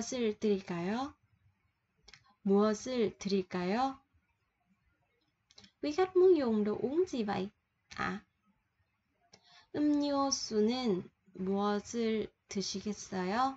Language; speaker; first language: Korean; non-native, fluent; Vietnamese